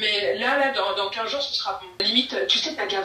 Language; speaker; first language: French; native; French